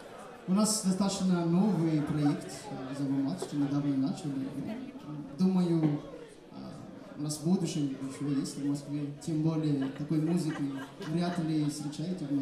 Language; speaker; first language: Russian; non-native, fluent; Malagasy